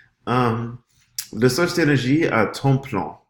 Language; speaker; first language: French; non-native, learner; English